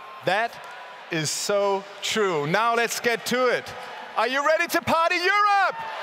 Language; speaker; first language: English; non-native, fluent; Danish